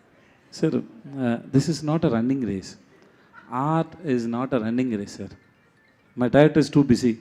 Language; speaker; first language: Telugu; non-native, learner; Tamil